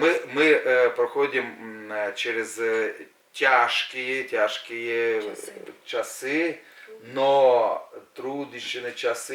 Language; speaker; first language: Ukrainian; non-native, local second language; Russian